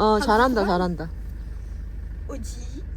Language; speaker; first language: Korean; early bilingual, heritage; French